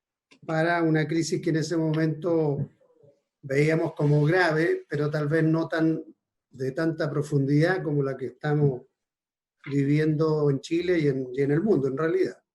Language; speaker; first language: Spanish; native; Spanish